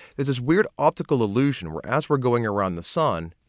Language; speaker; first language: English; native; English